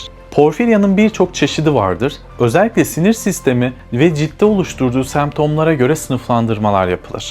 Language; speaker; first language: Turkish; native; Turkish